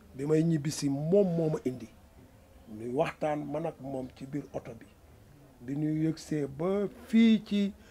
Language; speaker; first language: Wolof; native; Wolof